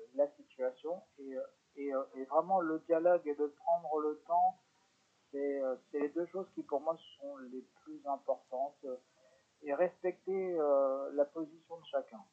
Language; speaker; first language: French; native; French